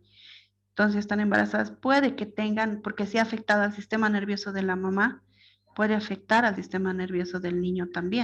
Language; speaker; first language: Spanish; native; Spanish